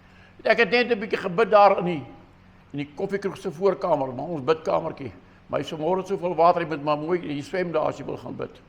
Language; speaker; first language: Afrikaans; native; Afrikaans